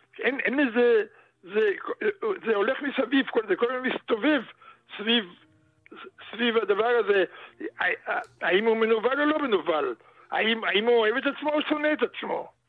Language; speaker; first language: Hebrew; early bilingual, other home language; Russian